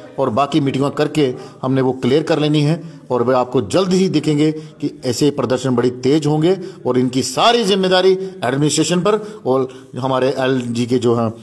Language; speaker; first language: Hindi; non-native, local second language; Dogri